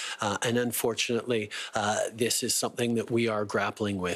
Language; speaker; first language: English; native; English